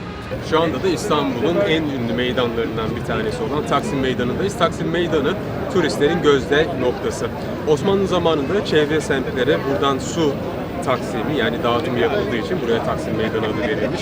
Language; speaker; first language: Turkish; native; Turkish